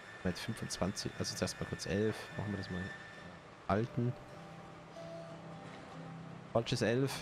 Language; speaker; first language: German; native; German